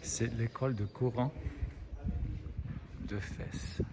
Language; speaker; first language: French; non-native, fluent; German